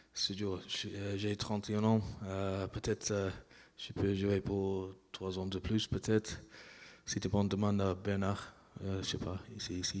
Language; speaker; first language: French; non-native, learner; English